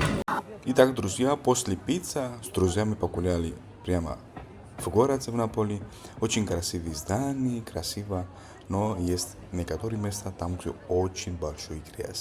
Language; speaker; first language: Russian; non-native, learner; Georgian